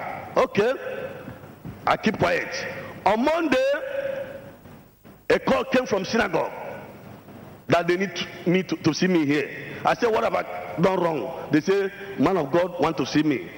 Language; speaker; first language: English; non-native, local second language; Igbo